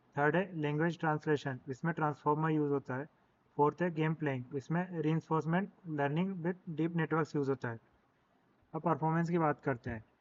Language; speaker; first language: Hindi; native; Hindi